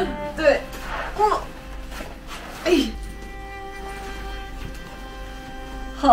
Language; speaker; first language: Chinese; non-native, learner; Armenian